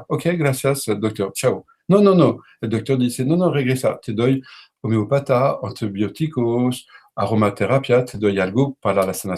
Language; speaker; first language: Spanish; non-native, learner; French